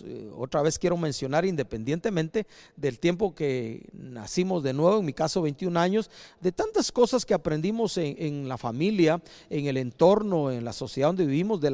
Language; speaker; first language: Spanish; native; Spanish